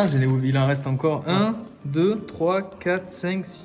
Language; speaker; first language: French; native; French